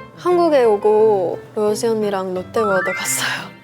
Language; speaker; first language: Korean; early bilingual, heritage; English